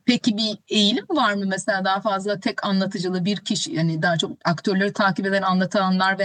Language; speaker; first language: Turkish; native; Turkish